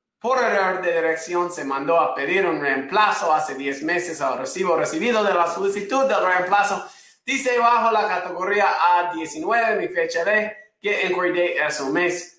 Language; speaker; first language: Spanish; non-native, fluent; English